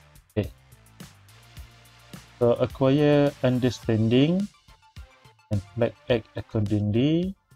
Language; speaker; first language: English; non-native, local second language; Malay